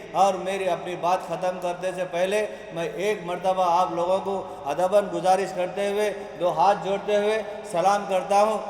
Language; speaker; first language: Hindi; non-native, local second language; Telugu